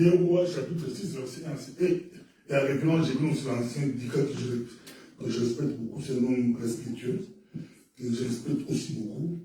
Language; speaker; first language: French; non-native, local second language; Lingala